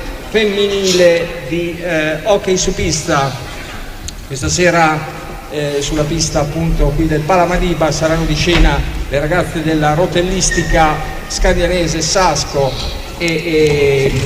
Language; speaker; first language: Italian; native; Italian